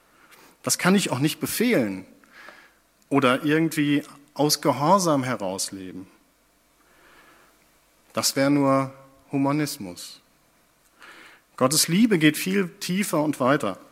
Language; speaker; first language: German; native; German